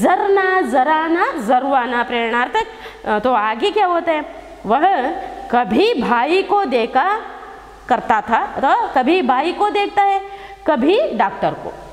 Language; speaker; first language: Hindi; non-native, local second language; Kannada